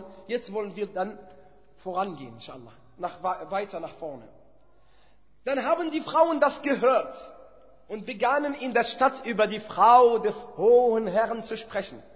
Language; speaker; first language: German; non-native, fluent; Arabic